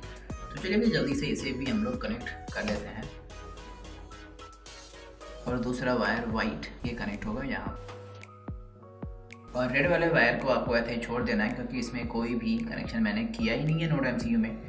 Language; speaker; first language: Hindi; native; Hindi